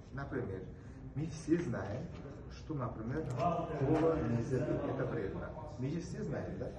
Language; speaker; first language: Russian; non-native, local second language; Uzbek